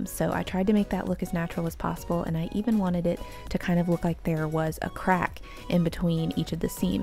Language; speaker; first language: English; native; English